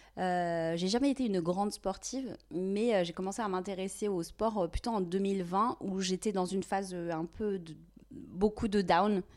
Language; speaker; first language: French; non-native, local second language; Kabyle